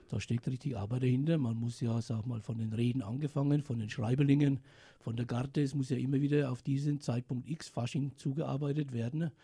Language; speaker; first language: German; native; German